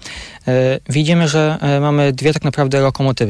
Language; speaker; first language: Polish; native; Polish